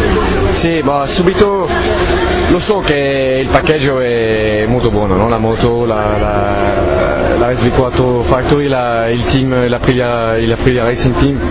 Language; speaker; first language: Italian; non-native, learner; French